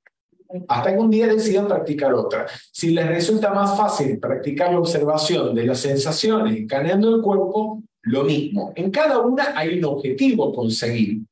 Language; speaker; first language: Spanish; native; Spanish